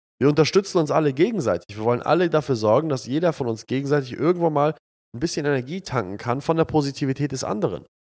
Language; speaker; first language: German; early bilingual, other home language; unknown